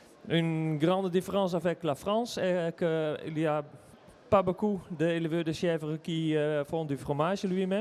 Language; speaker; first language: French; non-native, learner; Dutch